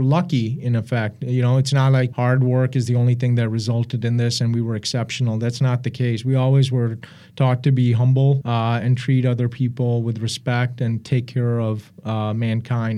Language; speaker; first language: English; early bilingual, other home language; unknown